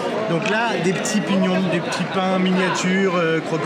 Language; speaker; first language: French; native; French